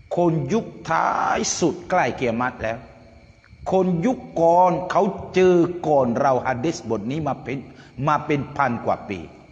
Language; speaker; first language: Thai; non-native, local second language; Pattani Malay